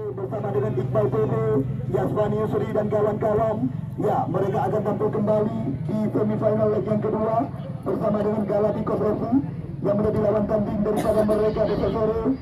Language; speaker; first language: Indonesian; non-native, local second language; Achinese